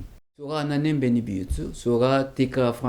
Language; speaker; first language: Turkish; non-native, learner; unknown